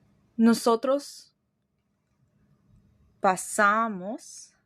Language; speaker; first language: Spanish; non-native, fluent; English